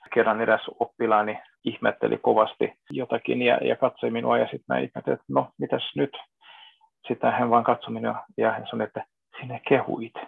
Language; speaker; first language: Finnish; non-native, fluent; Hungarian